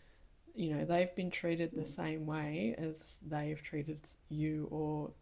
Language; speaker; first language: English; native; English